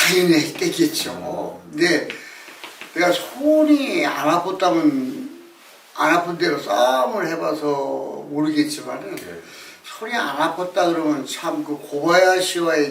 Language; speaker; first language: Korean; native; Korean